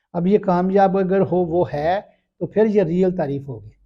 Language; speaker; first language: Urdu; non-native, local second language; Punjabi